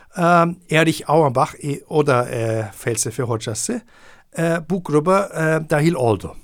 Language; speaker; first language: Turkish; non-native, fluent; German